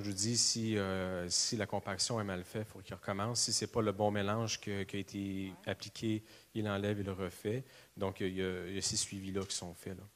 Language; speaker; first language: French; native; French